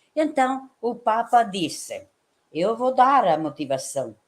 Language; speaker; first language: Portuguese; non-native, fluent; Italian